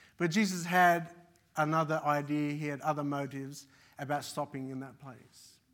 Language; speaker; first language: English; early bilingual, other home language; Arabic